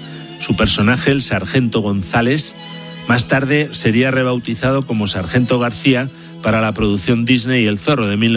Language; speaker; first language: Spanish; native; Spanish